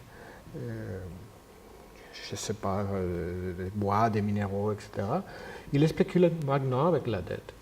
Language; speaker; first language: French; non-native, fluent; Spanish